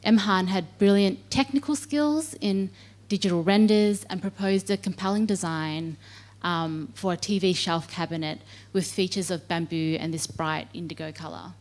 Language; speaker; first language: English; native; English